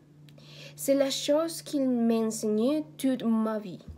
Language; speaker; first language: French; non-native, learner; Spanish